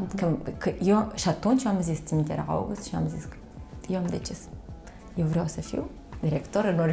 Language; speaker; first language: Romanian; native; Romanian